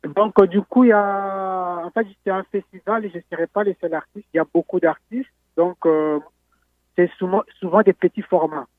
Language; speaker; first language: French; non-native, local second language; Lingala